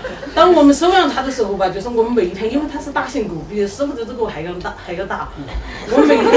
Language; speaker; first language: Chinese; native; Chinese